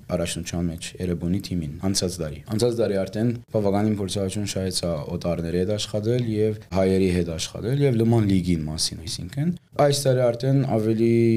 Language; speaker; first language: Armenian; early bilingual, heritage; Armenian